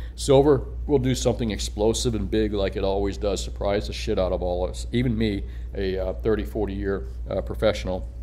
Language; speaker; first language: English; native; English